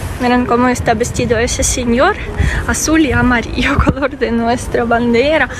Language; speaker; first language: Spanish; non-native, fluent; Ukrainian